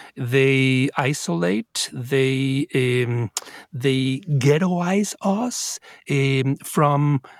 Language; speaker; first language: English; non-native, fluent; Spanish